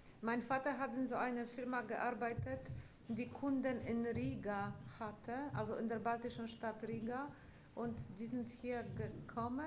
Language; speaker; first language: German; non-native, fluent; Polish